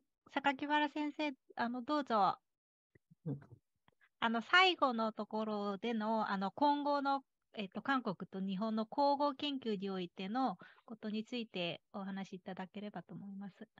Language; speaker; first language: Japanese; non-native, fluent; Korean